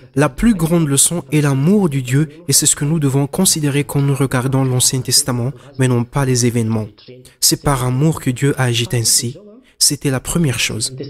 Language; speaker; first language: French; non-native, local second language; Malagasy